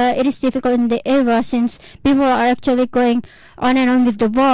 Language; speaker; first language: English; non-native, fluent; Indonesian